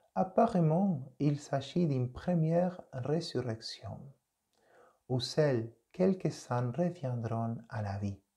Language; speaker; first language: French; non-native, fluent; Spanish